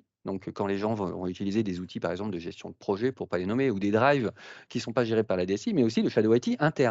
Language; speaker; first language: French; native; French